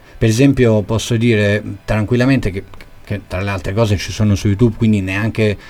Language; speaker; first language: Italian; non-native, fluent; Albanian